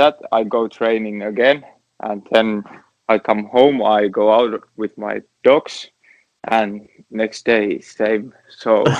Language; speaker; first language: English; non-native, learner; Finnish